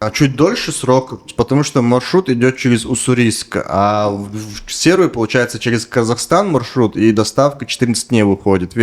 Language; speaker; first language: Russian; native; Russian